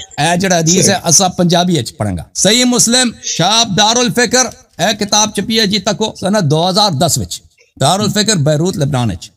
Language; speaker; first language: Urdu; non-native, local second language; Punjabi